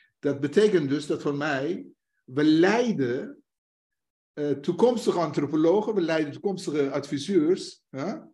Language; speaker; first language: Dutch; non-native, fluent; Persian